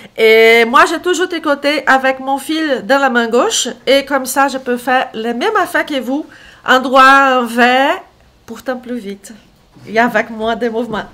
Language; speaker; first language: French; non-native, fluent; Portuguese